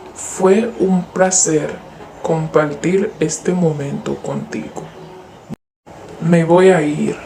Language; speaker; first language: Spanish; non-native, learner; Haitian Creole